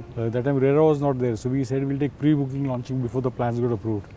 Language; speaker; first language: English; non-native, local second language; Marathi